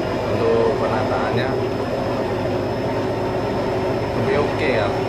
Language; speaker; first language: Indonesian; native; Indonesian